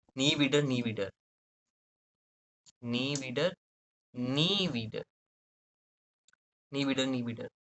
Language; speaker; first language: German; non-native, fluent; Hindi